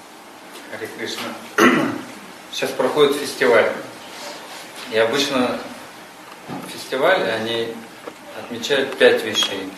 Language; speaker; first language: Russian; native; Russian